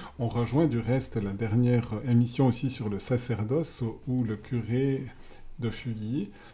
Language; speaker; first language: French; native; French